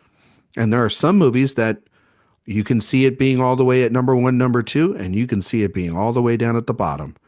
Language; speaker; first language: English; native; English